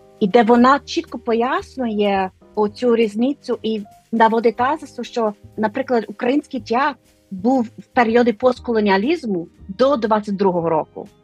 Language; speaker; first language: Ukrainian; non-native, fluent; English